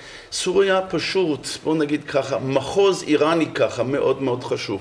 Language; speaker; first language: Hebrew; non-native, fluent; English